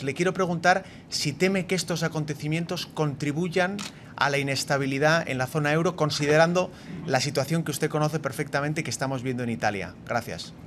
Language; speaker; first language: Spanish; native; Spanish